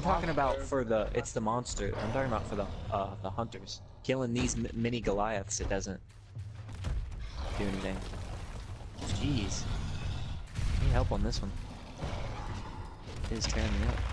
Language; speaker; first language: English; native; English